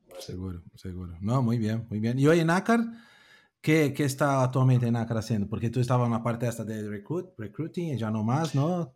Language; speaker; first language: Spanish; non-native, fluent; Portuguese